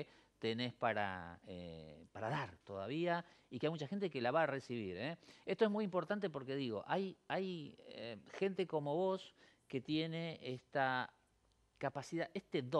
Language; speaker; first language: Spanish; native; Spanish